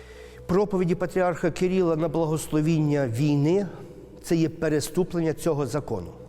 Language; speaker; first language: Ukrainian; native; Ukrainian